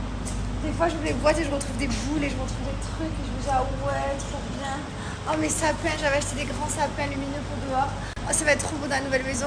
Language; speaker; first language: French; native; French